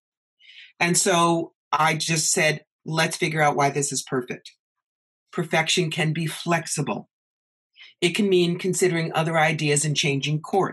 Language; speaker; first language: English; native; English